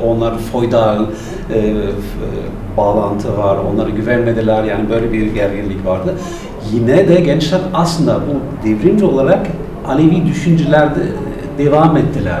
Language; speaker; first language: Turkish; non-native, fluent; German